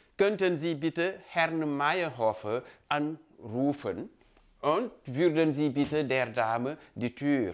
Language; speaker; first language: German; non-native, fluent; Wolof